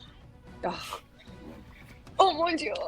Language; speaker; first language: French; non-native, learner; Spanish